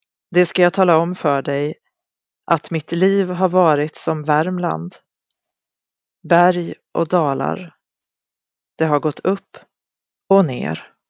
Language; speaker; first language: Swedish; native; Swedish